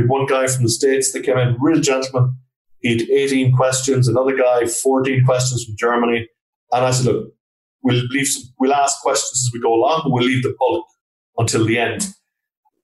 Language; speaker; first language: English; native; English